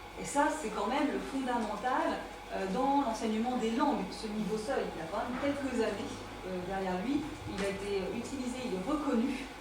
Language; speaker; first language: French; native; French